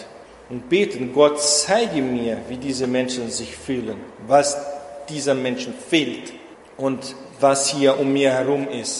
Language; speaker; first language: German; non-native, fluent; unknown